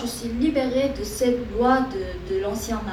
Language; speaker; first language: French; non-native, fluent; Korean